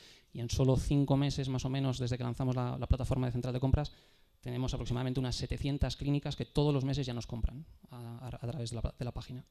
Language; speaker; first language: Spanish; native; Spanish